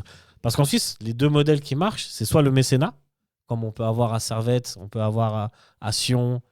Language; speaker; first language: French; native; French